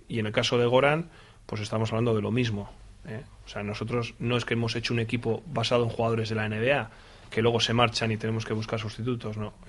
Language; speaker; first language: Spanish; native; Spanish